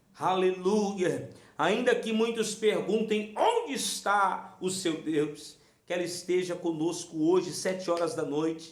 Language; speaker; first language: Portuguese; native; Portuguese